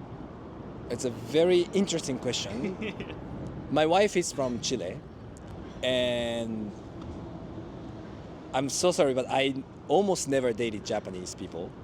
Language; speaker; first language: English; non-native, fluent; Japanese